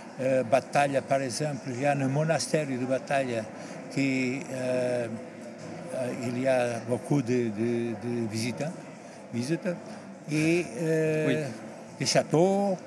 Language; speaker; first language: French; non-native, learner; Portuguese